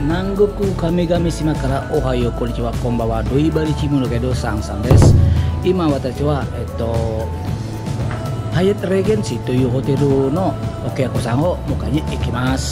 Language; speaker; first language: Japanese; non-native, fluent; Balinese